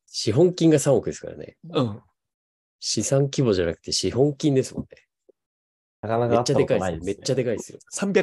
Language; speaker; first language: Japanese; native; Japanese